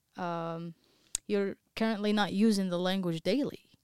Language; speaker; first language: English; non-native, fluent; Arabic